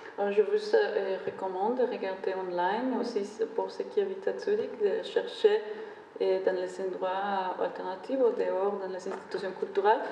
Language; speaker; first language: French; non-native, fluent; Spanish